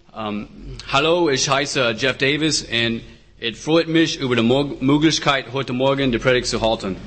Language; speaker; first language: German; non-native, learner; English